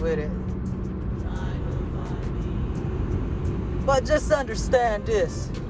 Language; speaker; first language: English; non-native, local second language; Cebuano